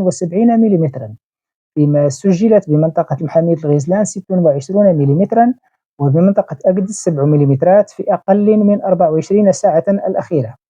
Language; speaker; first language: Arabic; native; Arabic